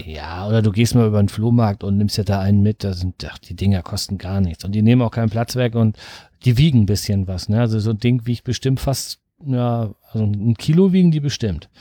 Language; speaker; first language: German; native; German